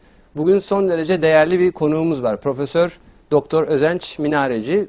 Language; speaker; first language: Turkish; native; Turkish